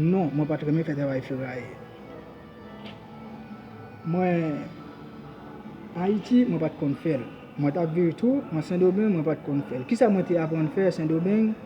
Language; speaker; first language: French; non-native, learner; Haitian Creole